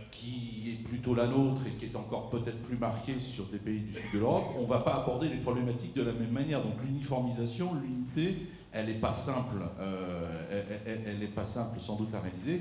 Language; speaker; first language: French; native; French